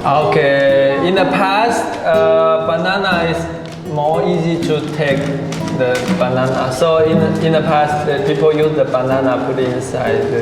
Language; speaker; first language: English; non-native, learner; Chinese